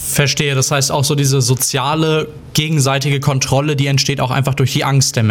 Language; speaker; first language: German; native; German